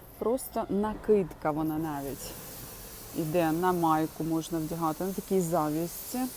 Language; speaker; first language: Ukrainian; non-native, local second language; Russian